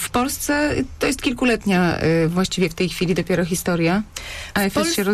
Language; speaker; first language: Polish; native; Polish